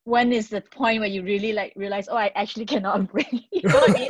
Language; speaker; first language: English; non-native, local second language; Cantonese